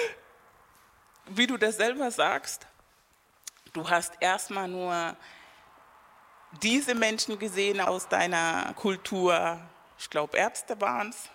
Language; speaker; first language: German; non-native, fluent; Spanish